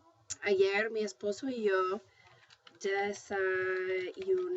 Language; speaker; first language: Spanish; non-native, fluent; English